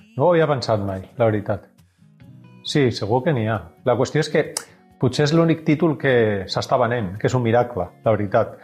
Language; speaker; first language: Catalan; non-native, local second language; Spanish